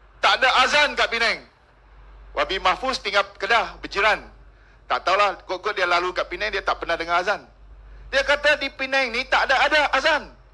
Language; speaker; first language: Malay; non-native, local second language; Min Nan Chinese